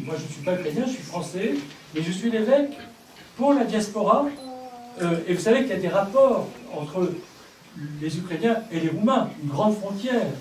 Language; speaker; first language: French; native; French